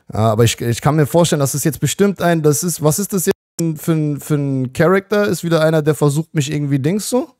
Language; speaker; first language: German; native; German